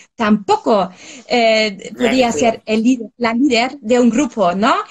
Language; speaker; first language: Spanish; non-native, fluent; German